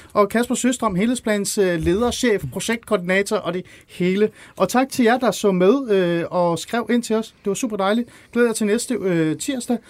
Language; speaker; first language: Danish; early bilingual, other home language; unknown